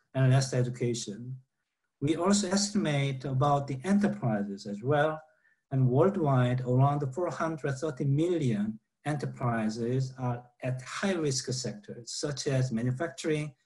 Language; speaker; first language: English; non-native, fluent; Korean